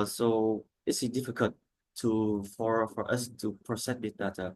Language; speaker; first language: English; non-native, learner; Vietnamese